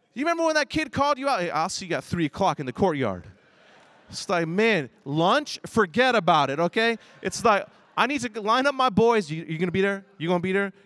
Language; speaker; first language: English; early bilingual, other home language; Chinese